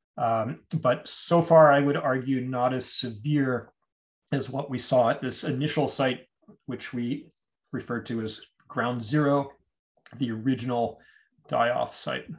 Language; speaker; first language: English; native; English